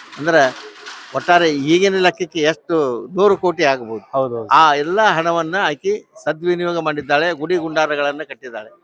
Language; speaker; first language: Kannada; non-native, local second language; Marathi